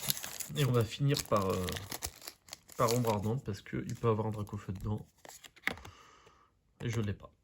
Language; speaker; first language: French; native; French